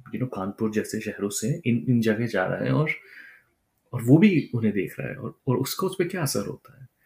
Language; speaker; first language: Hindi; native; Hindi